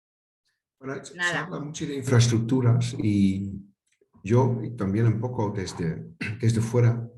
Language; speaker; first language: Spanish; non-native, fluent; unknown